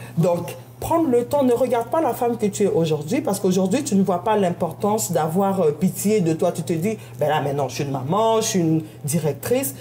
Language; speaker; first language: French; native; French